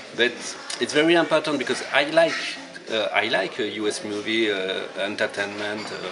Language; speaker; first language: English; non-native, learner; French